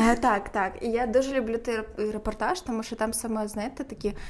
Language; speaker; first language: Ukrainian; native; Ukrainian